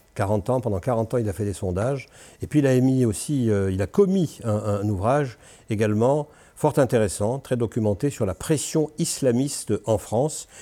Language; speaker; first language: French; native; French